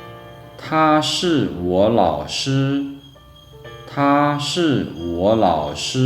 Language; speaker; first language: Chinese; non-native, fluent; Lao